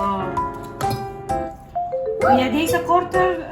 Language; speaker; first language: Dutch; non-native, learner; Cebuano